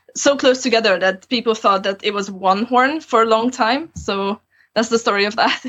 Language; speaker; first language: English; non-native, fluent; Romanian